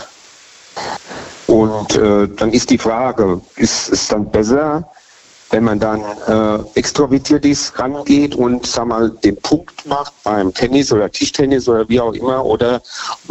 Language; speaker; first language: German; native; German